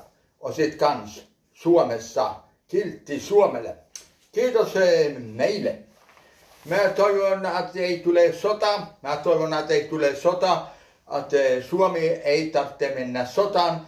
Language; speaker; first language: Finnish; early bilingual, heritage; Finnish